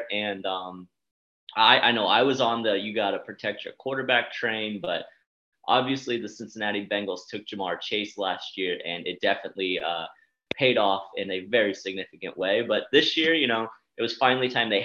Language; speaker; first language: English; native; English